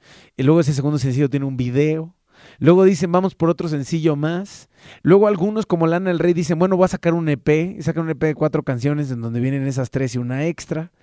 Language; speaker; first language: Spanish; native; Spanish